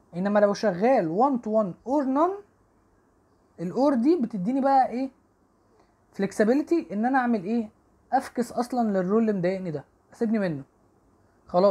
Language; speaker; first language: Arabic; native; Arabic